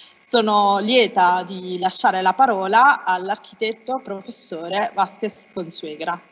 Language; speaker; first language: Italian; native; Italian